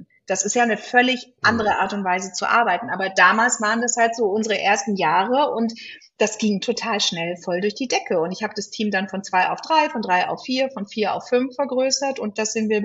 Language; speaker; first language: German; native; German